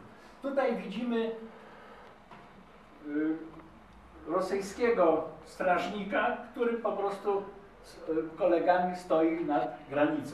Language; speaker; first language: Polish; native; Polish